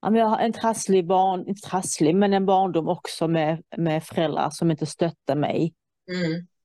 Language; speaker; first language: Swedish; non-native, fluent; Persian